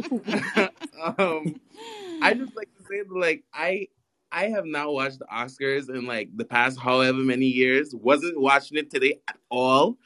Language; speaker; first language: English; native; English